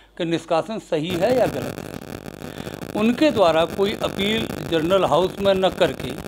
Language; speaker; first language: Hindi; native; Hindi